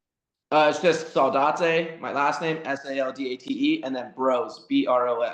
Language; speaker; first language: English; native; English